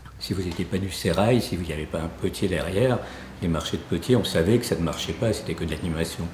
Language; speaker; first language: French; native; French